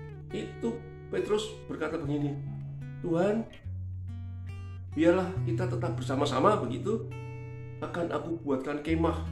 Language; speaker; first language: Indonesian; native; Indonesian